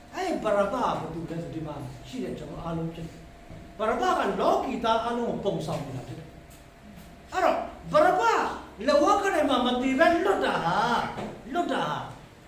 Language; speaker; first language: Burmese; non-native, local second language; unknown